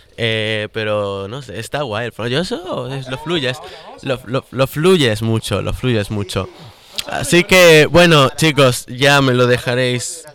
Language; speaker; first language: Spanish; native; Spanish